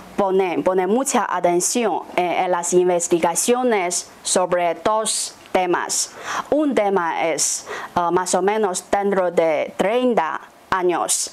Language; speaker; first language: Spanish; non-native, fluent; Chinese